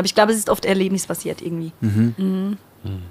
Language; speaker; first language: German; native; German